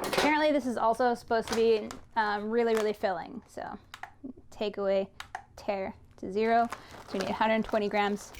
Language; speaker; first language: English; native; English